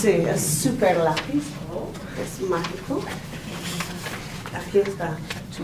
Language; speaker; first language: Spanish; non-native, fluent; English